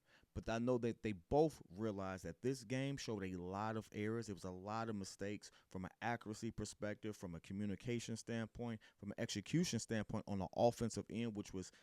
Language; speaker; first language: English; native; English